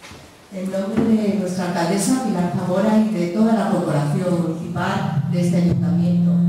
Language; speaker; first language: Spanish; native; Spanish